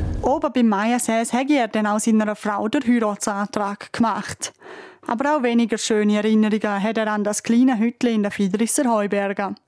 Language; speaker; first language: German; native; German